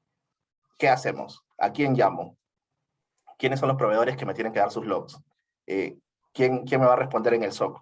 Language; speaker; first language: Spanish; native; Spanish